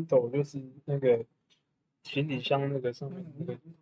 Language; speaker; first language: Chinese; native; Chinese